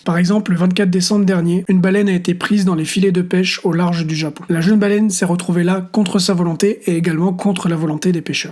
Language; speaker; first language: French; native; French